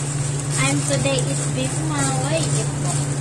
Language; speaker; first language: English; non-native, learner; Indonesian